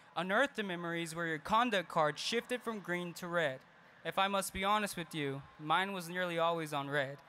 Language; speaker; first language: English; early bilingual, other home language; Spanish